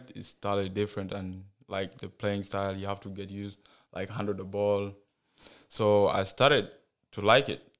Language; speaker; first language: English; non-native, fluent; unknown